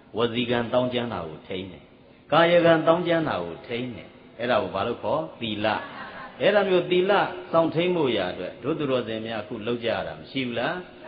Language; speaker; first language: Burmese; native; Burmese